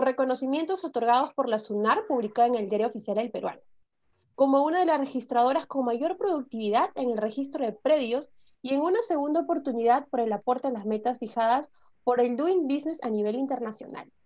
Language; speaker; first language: Spanish; native; Spanish